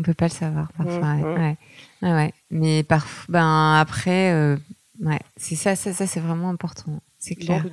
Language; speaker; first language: French; native; French